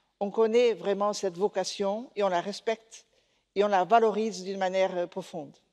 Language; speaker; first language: French; non-native, fluent; Portuguese